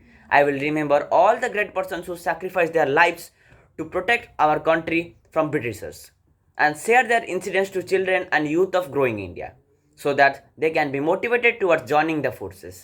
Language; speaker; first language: English; non-native, learner; Odia